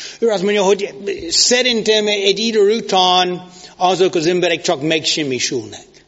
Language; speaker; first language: Hungarian; non-native, learner; English